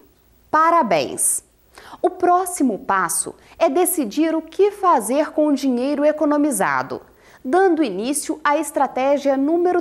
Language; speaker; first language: Portuguese; native; Portuguese